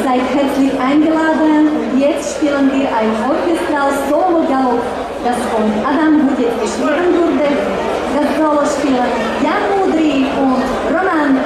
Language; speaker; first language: German; non-native, fluent; Slovak